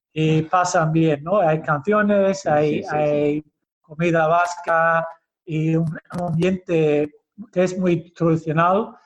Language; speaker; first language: Spanish; early bilingual, heritage; Basque